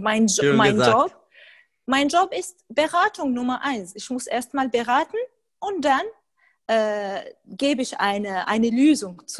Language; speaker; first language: German; non-native, fluent; Arabic